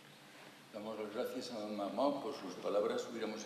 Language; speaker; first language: Spanish; native; Spanish